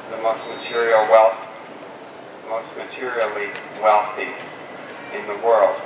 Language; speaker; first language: English; native; English